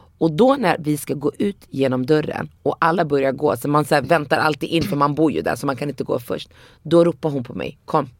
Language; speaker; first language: Swedish; early bilingual, other home language; Arabic